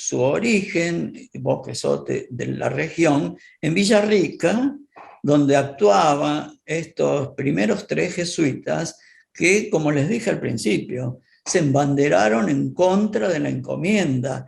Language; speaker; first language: Spanish; native; Spanish